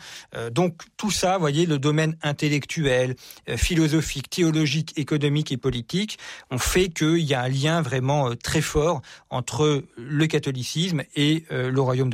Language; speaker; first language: French; native; French